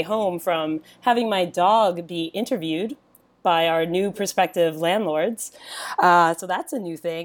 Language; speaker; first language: English; native; English